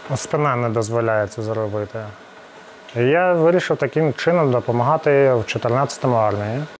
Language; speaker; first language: Ukrainian; non-native, local second language; Russian